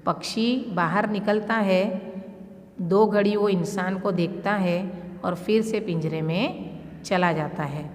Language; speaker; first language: Urdu; non-native, local second language; Gujarati